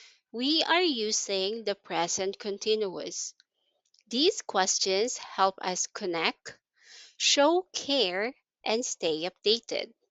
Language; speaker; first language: English; non-native, local second language; Filipino